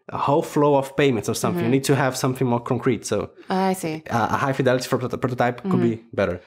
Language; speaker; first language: English; non-native, fluent; Portuguese